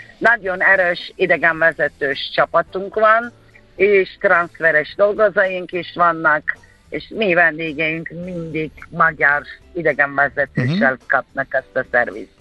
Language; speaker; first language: Hungarian; non-native, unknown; Turkish